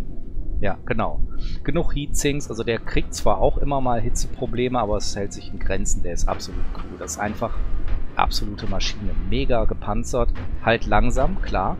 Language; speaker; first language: German; native; German